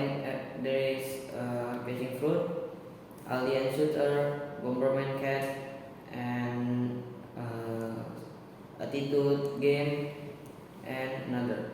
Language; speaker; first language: English; non-native, learner; Indonesian